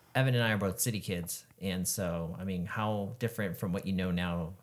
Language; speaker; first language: English; native; English